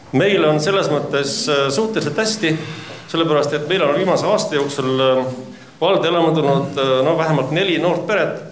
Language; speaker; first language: Estonian; native; Estonian